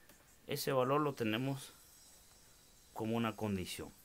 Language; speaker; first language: Spanish; native; Spanish